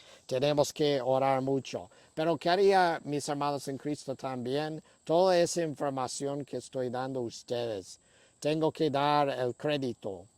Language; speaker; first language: Spanish; non-native, fluent; English